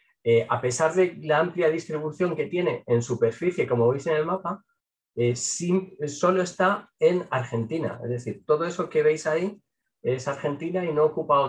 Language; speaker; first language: Spanish; native; Spanish